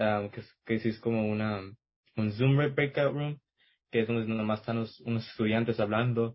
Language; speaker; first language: Spanish; early bilingual, heritage; Spanish